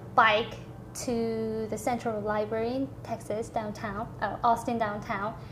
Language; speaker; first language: English; non-native, fluent; Korean